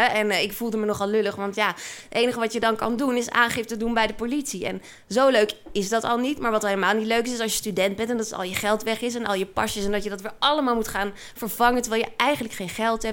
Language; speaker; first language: Dutch; native; Dutch